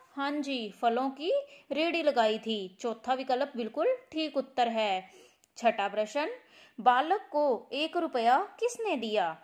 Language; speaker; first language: Hindi; non-native, local second language; Punjabi